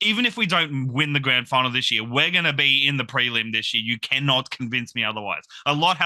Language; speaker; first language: English; native; English